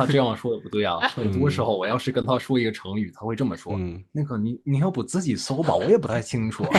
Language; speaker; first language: Chinese; non-native, fluent; English